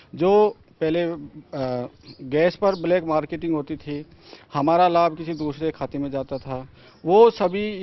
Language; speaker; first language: Hindi; native; Hindi